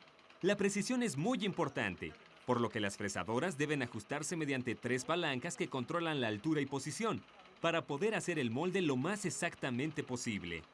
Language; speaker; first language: Spanish; native; Spanish